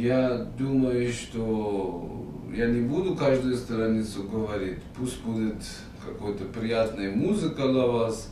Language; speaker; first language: Russian; non-native, fluent; Persian